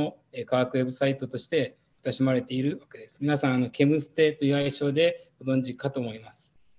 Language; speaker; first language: Japanese; native; Japanese